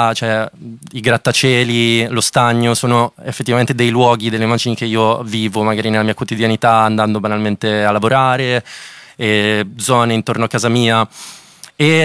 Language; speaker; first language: Italian; native; Italian